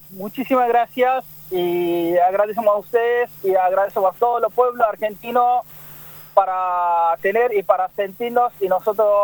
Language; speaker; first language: Spanish; non-native, learner; Bangla